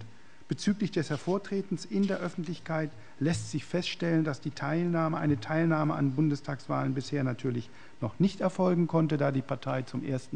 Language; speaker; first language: German; native; German